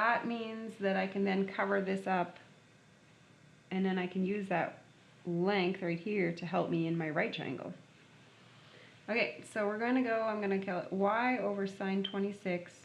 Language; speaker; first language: English; native; English